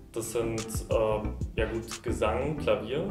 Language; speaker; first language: German; native; German